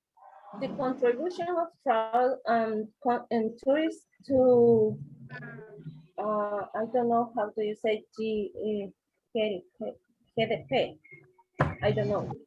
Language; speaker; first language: English; non-native, learner; Spanish